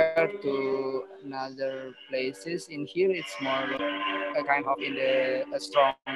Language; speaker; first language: English; non-native, learner; Indonesian